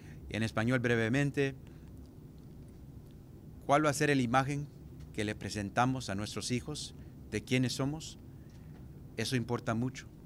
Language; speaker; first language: Spanish; early bilingual, heritage; Spanish